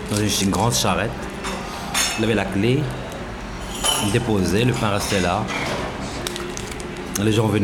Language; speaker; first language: French; native; French